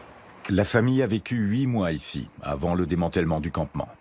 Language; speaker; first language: French; native; French